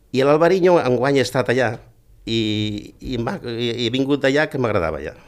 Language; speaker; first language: Catalan; early bilingual, other home language; Galician